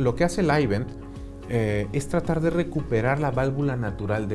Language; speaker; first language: Spanish; native; Spanish